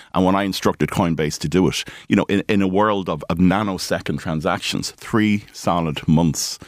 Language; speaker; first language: English; native; English